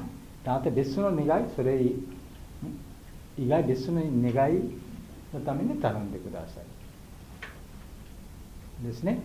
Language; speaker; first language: Japanese; non-native, learner; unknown